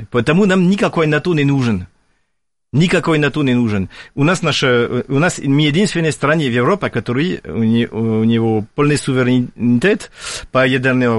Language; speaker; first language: Russian; non-native, fluent; French